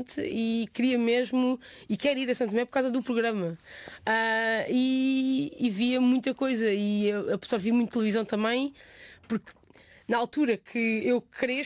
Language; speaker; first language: Portuguese; native; Portuguese